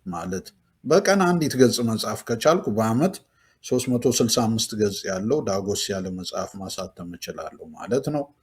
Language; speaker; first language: Amharic; native; Amharic